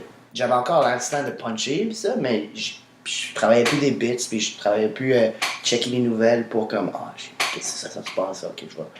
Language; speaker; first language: French; native; French